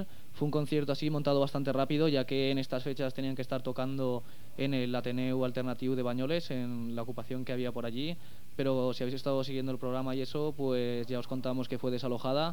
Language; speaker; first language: Spanish; native; Spanish